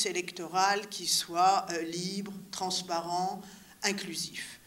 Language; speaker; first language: French; native; French